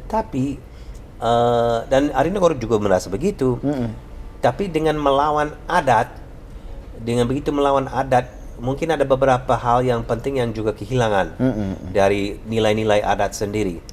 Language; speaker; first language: Indonesian; non-native, fluent; English